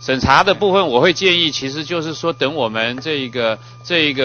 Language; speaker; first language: Chinese; native; Chinese